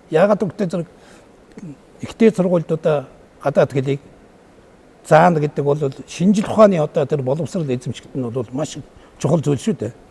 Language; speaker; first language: Mongolian; native; Mongolian